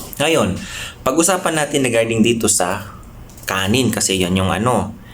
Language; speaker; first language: Filipino; non-native, local second language; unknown